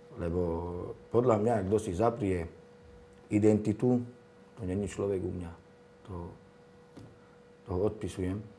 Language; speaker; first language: Slovak; non-native, local second language; Hungarian